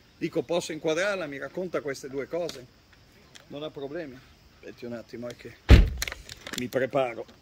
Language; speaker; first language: Italian; native; Italian